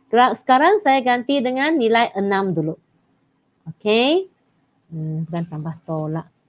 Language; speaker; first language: Malay; non-native, local second language; Chinese